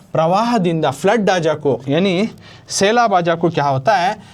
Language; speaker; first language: Hindi; non-native, local second language; Kannada